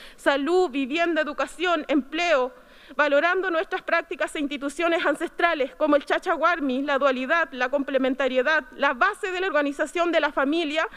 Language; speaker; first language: Spanish; native; Spanish